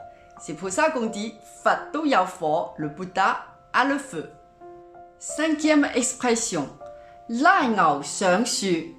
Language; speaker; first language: French; non-native, fluent; Cantonese